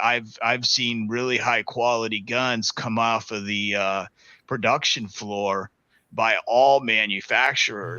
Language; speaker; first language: English; native; English